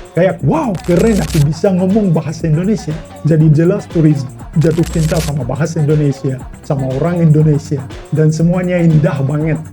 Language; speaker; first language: Indonesian; non-native, fluent; Russian